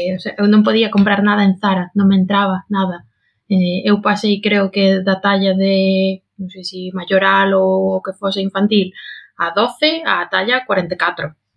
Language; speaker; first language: Galician; non-native, local second language; Spanish